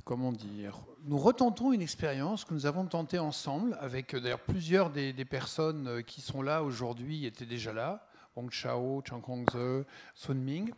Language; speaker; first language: French; native; French